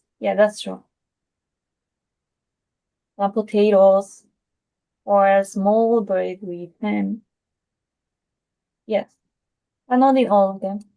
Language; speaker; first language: English; non-native, fluent; Spanish